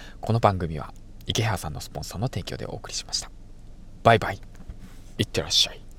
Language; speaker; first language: Japanese; native; Japanese